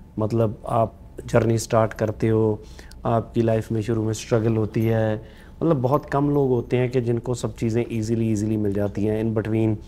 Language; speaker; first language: Hindi; non-native, local second language; Punjabi